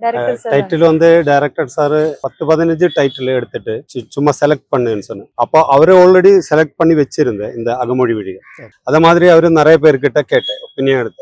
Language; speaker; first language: Tamil; non-native, learner; Malayalam